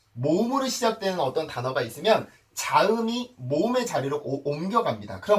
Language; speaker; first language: Korean; native; Korean